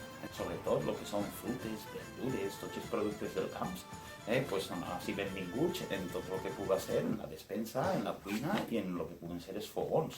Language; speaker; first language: Catalan; native; Catalan